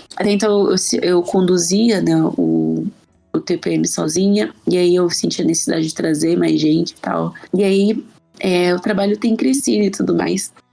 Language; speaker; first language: Portuguese; native; Portuguese